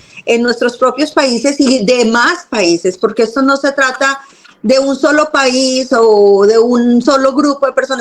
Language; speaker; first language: Spanish; native; Spanish